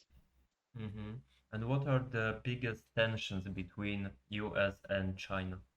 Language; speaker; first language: English; non-native, fluent; Polish